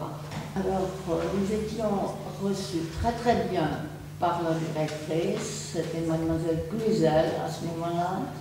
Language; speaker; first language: French; non-native, fluent; Czech